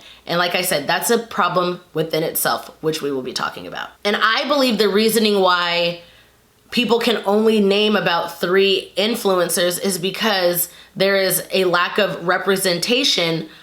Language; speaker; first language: English; native; English